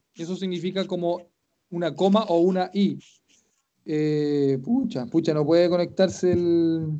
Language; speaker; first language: Spanish; native; Spanish